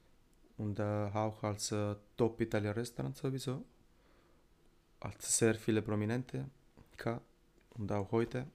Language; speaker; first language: German; non-native, learner; Italian